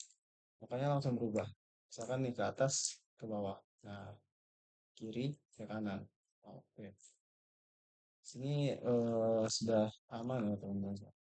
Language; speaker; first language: Indonesian; native; Indonesian